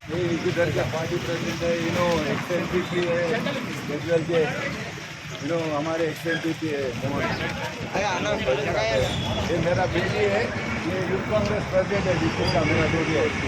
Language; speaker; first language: Hindi; non-native, local second language; Telugu